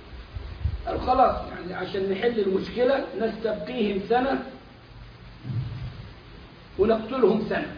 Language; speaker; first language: Arabic; native; Arabic